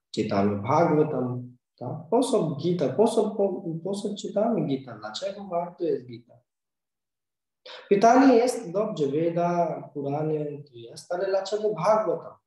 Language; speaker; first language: Polish; non-native, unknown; Hindi